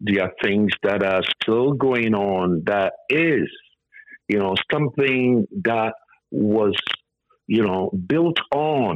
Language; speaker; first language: English; non-native, local second language; Akan